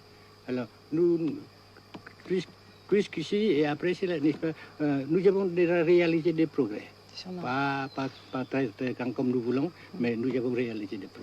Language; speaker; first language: French; non-native, fluent; Vietnamese